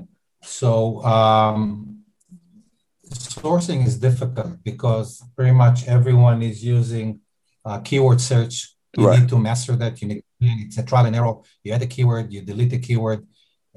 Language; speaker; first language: English; non-native, fluent; Hebrew